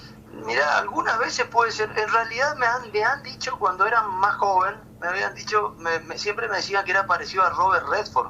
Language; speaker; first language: Spanish; native; Spanish